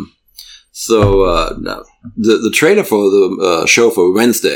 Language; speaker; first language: English; non-native, fluent; German